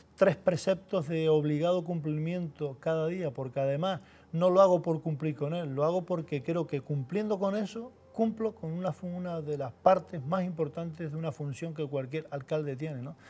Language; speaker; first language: Spanish; native; Spanish